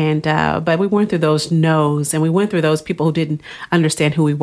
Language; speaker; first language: English; native; English